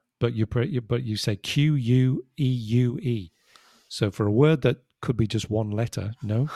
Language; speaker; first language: English; native; English